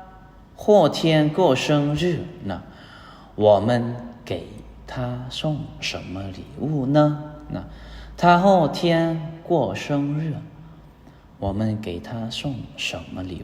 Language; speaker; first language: Chinese; non-native, fluent; Lao